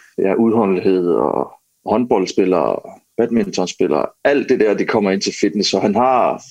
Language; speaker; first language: Danish; non-native, local second language; Kalaallisut